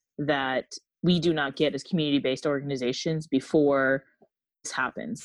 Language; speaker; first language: English; native; English